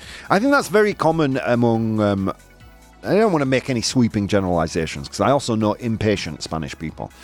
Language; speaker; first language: English; native; English